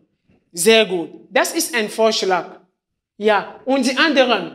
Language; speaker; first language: German; non-native, fluent; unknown